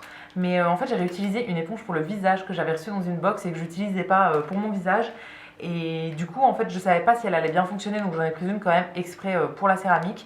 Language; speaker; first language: French; native; French